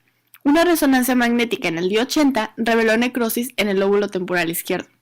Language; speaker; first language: Spanish; native; Spanish